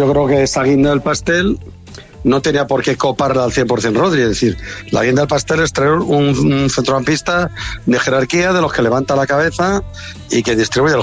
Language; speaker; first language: Spanish; native; Spanish